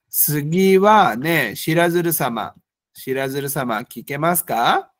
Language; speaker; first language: Japanese; non-native, fluent; Bangla